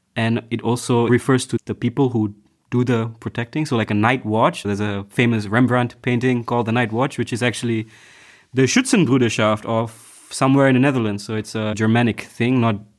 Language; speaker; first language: English; non-native, local second language; Tamil